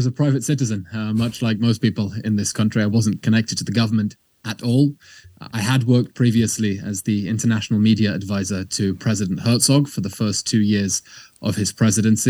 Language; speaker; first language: English; native; English